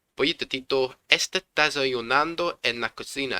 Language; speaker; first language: Spanish; non-native, learner; English